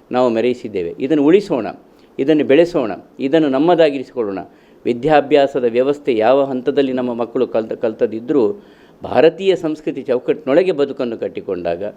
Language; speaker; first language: Kannada; non-native, local second language; Tulu